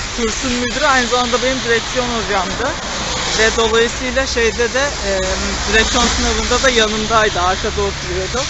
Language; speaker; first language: Turkish; native; Turkish